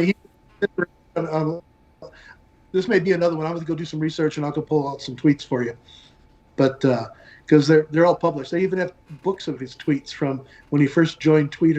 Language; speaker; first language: English; native; English